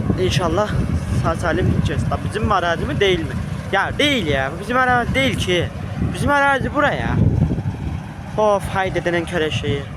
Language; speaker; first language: Turkish; native; Turkish